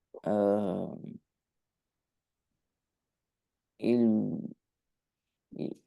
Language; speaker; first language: French; non-native, learner; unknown